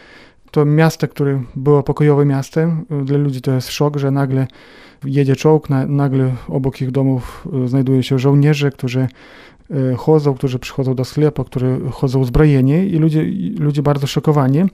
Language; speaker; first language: Polish; non-native, fluent; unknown